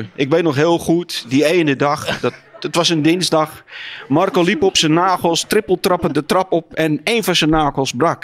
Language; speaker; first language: Dutch; native; Dutch